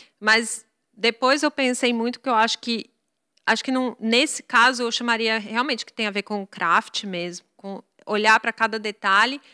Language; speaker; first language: Portuguese; native; Portuguese